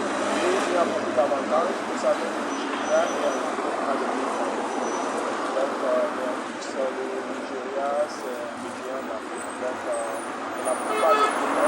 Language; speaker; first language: French; non-native, learner; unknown